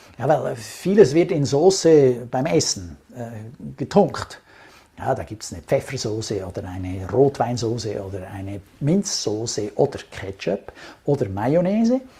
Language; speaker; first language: German; native; German